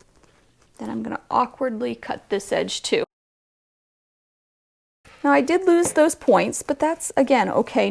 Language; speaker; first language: English; native; English